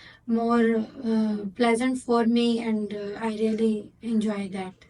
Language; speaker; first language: English; non-native, learner; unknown